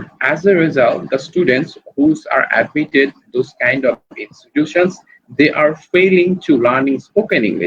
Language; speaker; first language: English; non-native, learner; Bangla